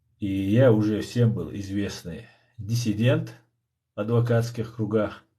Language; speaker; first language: Russian; non-native, local second language; Chechen